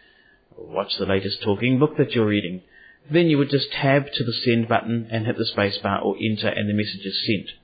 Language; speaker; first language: English; native; English